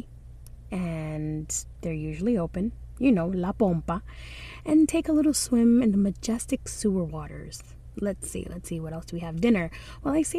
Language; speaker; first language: English; non-native, fluent; Spanish